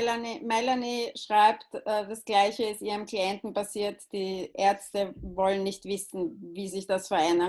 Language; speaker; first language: German; native; German